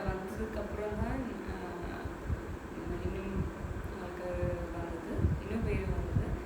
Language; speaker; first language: Tamil; non-native, learner; Malayalam